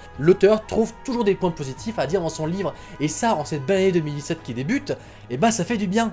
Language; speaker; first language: French; native; French